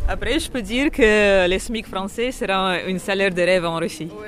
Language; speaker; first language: French; non-native, fluent; Russian